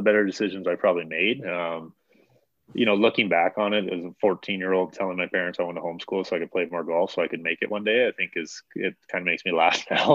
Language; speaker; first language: English; native; English